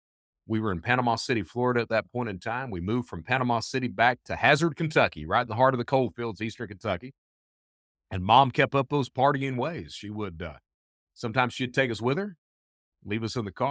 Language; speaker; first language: English; native; English